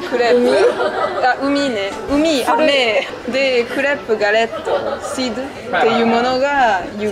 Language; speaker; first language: Japanese; non-native, fluent; French